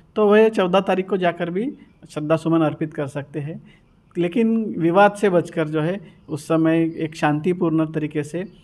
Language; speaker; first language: Hindi; non-native, local second language; Marathi